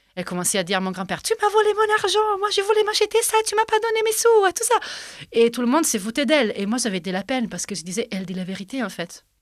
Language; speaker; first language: French; non-native, fluent; Italian